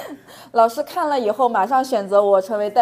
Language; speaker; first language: Chinese; native; Chinese